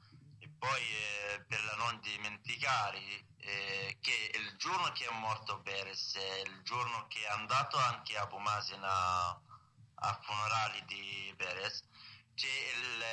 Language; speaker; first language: Italian; non-native, learner; Arabic